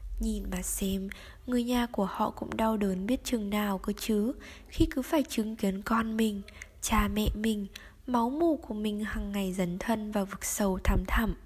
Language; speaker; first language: Vietnamese; native; Vietnamese